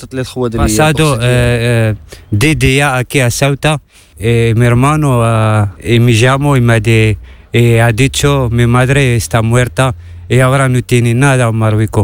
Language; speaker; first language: Spanish; non-native, learner; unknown